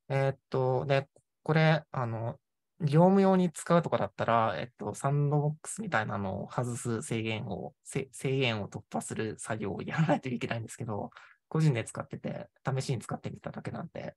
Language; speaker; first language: Japanese; native; Japanese